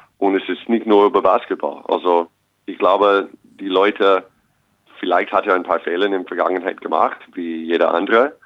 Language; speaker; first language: German; non-native, fluent; English